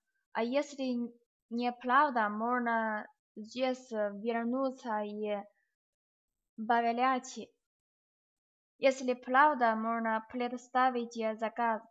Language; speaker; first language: Russian; non-native, learner; Chinese